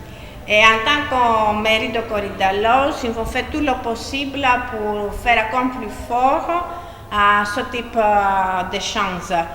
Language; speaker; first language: French; non-native, fluent; Greek